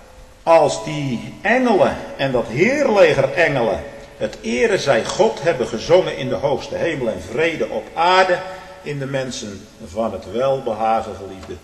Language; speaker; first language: Dutch; native; Dutch